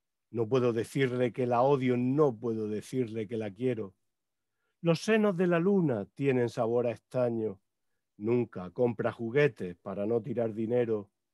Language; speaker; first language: Spanish; native; Spanish